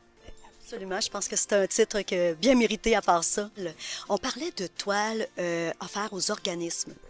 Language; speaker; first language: French; native; French